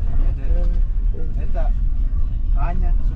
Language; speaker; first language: Russian; native; Russian